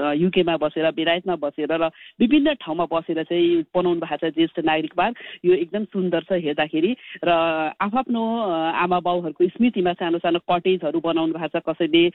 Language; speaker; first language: Nepali; native; Nepali